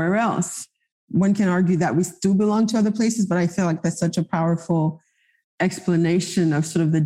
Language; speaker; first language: English; non-native, fluent; Haitian Creole